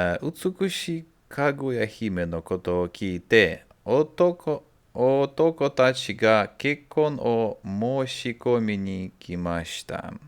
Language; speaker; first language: Japanese; non-native, learner; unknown